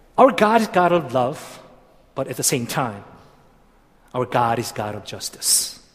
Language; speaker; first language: English; non-native, fluent; Korean